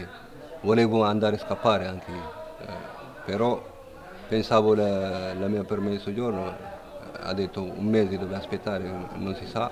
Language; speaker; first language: Italian; non-native, learner; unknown